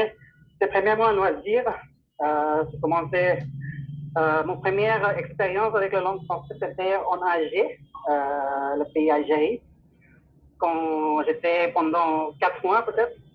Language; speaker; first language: French; non-native, learner; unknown